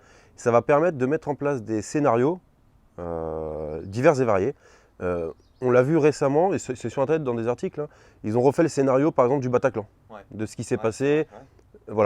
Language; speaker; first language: French; native; French